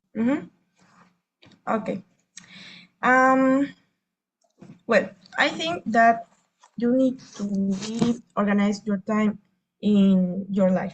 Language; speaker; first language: English; non-native, learner; Spanish